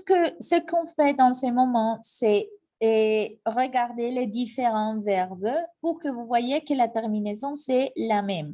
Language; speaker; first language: French; non-native, fluent; Spanish